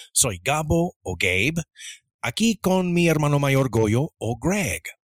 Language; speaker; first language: Spanish; early bilingual, other home language; English